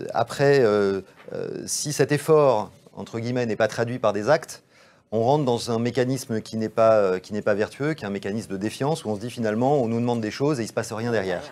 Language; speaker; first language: French; native; French